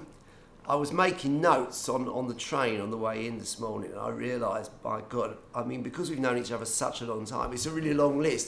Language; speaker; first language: English; native; English